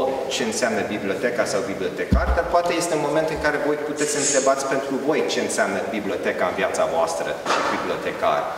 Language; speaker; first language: Romanian; early bilingual, heritage; Romanian